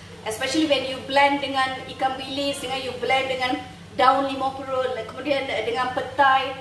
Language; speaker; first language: Malay; non-native, local second language; Tamil